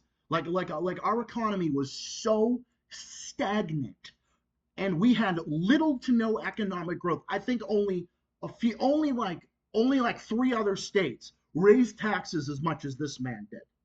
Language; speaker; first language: English; native; English